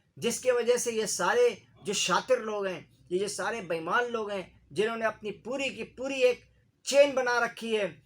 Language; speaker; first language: Urdu; native; Urdu